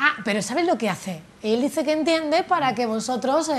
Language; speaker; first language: Spanish; native; Spanish